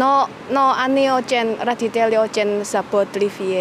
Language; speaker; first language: Ukrainian; non-native, learner; Indonesian